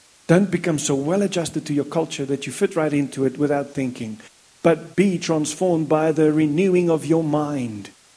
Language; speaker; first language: English; non-native, local second language; Afrikaans